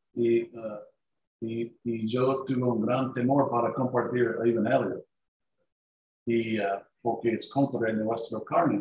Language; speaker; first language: Spanish; non-native, learner; English